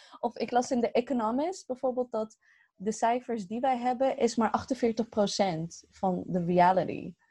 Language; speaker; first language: Dutch; early bilingual, other home language; Arabic